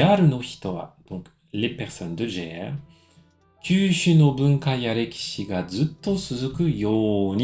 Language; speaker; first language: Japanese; non-native, fluent; French